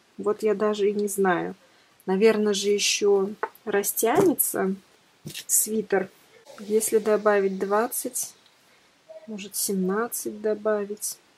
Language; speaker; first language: Russian; native; Russian